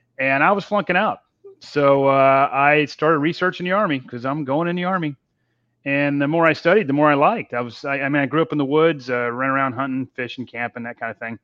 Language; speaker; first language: English; native; English